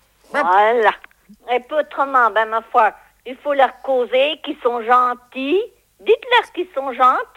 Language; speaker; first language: French; native; French